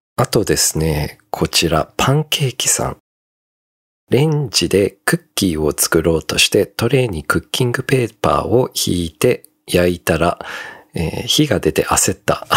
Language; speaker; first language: Japanese; native; Japanese